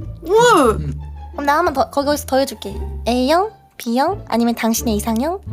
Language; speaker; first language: Korean; native; Korean